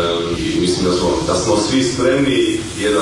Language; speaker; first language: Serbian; early bilingual, heritage; Croatian